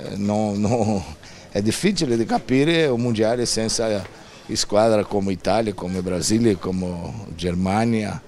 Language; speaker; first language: Italian; non-native, fluent; Portuguese